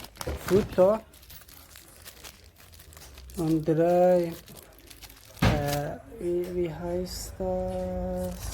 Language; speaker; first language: German; non-native, learner; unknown